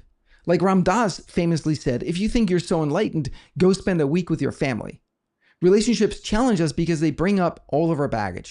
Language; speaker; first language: English; non-native, fluent; Danish